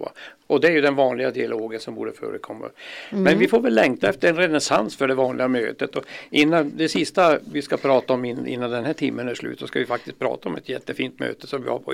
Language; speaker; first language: Swedish; native; Swedish